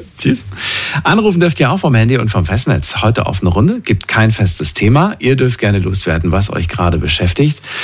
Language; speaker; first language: German; native; German